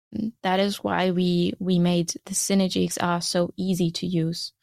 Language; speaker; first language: English; non-native, fluent; German